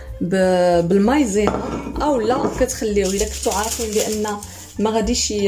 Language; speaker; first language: Arabic; native; Arabic